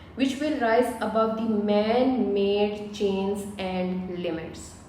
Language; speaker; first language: English; non-native, local second language; Urdu